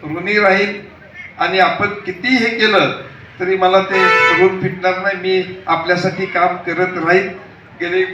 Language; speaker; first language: Marathi; native; Marathi